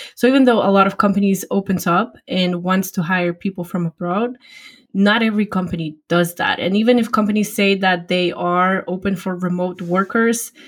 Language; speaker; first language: English; non-native, fluent; Polish